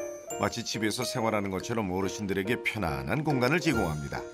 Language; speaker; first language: Korean; native; Korean